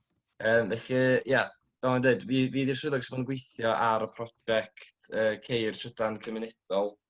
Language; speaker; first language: Welsh; native; Welsh